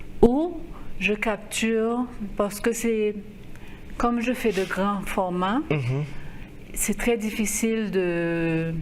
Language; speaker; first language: French; non-native, local second language; Haitian Creole